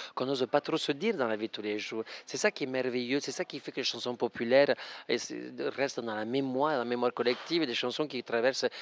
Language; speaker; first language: French; non-native, fluent; Spanish